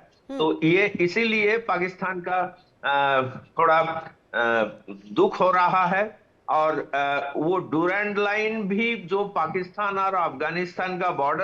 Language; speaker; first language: Hindi; non-native, local second language; Bangla